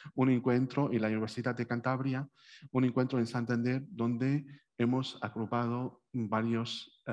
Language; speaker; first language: Spanish; non-native, fluent; Arabic